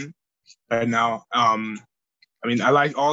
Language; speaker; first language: English; non-native, fluent; German